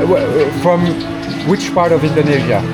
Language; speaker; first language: English; non-native, learner; French